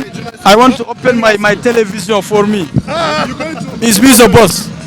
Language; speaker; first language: English; non-native, learner; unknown